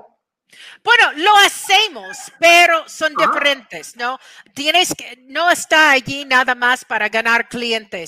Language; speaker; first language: Spanish; non-native, fluent; English